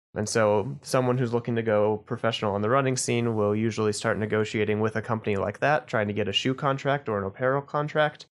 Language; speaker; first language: English; native; English